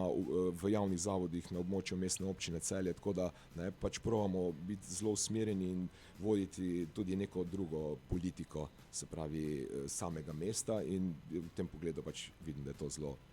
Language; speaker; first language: Slovenian; native; Slovenian